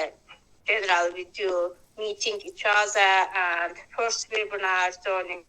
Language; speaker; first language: English; non-native, learner; Azerbaijani